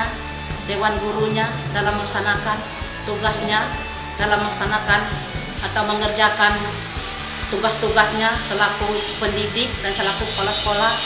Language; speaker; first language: Indonesian; native; Indonesian